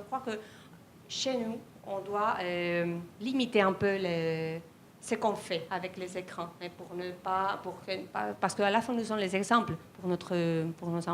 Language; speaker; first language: French; non-native, fluent; Spanish